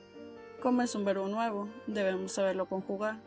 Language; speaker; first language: Spanish; native; Spanish